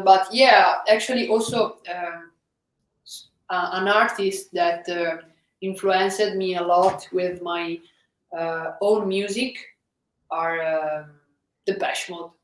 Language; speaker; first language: English; non-native, fluent; Italian